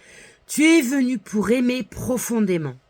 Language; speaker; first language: French; native; French